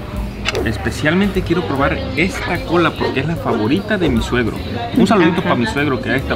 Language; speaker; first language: Spanish; native; Spanish